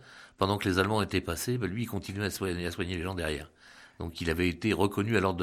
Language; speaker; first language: French; native; French